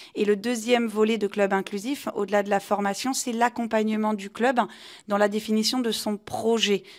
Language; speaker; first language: French; native; French